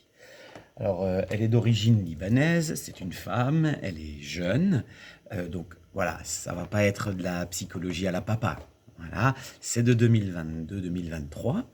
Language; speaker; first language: French; native; French